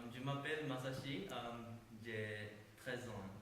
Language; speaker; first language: French; non-native, learner; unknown